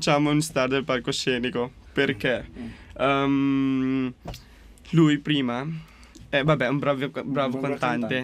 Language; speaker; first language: Italian; non-native, local second language; Filipino